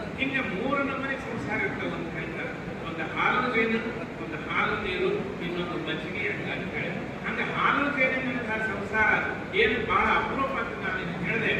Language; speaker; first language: Kannada; native; Kannada